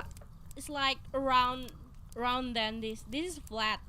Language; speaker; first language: English; non-native, learner; Indonesian